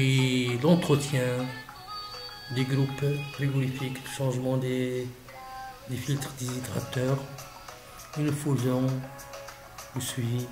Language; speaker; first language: French; non-native, local second language; Arabic